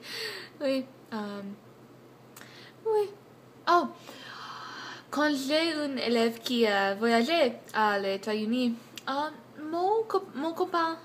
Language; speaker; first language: French; non-native, learner; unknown